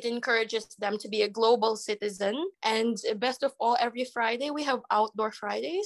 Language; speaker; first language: English; non-native, local second language; Iloko